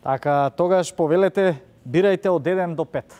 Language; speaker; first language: Macedonian; native; Macedonian